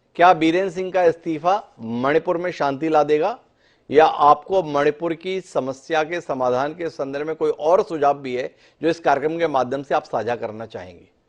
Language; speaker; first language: Hindi; native; Hindi